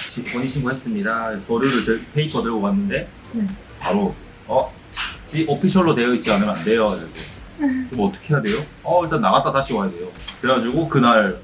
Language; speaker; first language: Korean; native; Korean